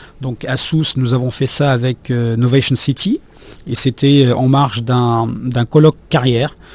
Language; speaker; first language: French; non-native, local second language; Arabic